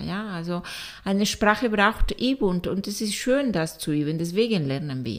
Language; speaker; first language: German; non-native, fluent; Spanish